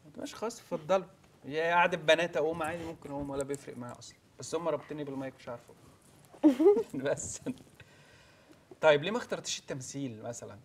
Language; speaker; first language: Arabic; native; Arabic